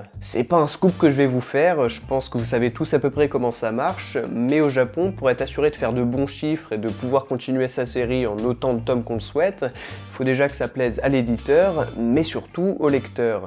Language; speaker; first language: French; native; French